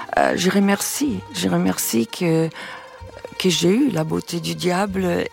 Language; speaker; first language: French; non-native, fluent; Italian